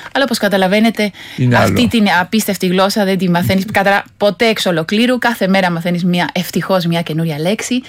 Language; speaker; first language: Greek; non-native, fluent; Spanish